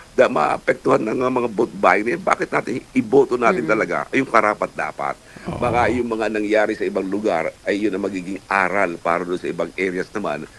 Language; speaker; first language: Filipino; native; Filipino